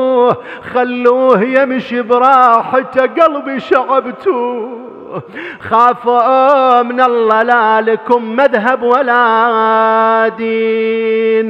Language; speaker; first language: Arabic; native; Arabic